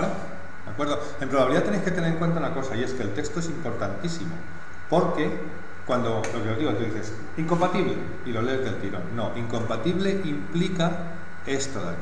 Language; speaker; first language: Spanish; native; Spanish